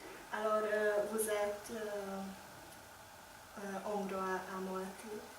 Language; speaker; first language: French; non-native, learner; Hungarian